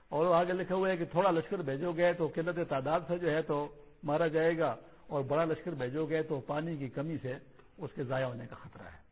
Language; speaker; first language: Urdu; non-native, local second language; Pashto